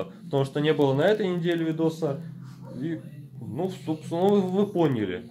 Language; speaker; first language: Russian; native; Russian